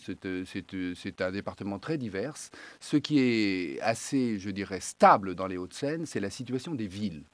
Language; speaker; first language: French; native; French